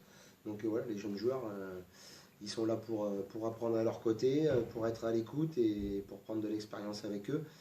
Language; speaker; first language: French; native; French